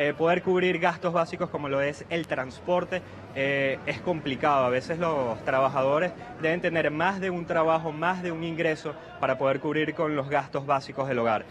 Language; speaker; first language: Spanish; native; Spanish